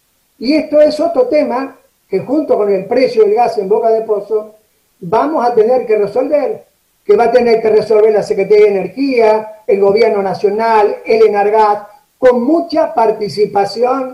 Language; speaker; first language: Spanish; native; Spanish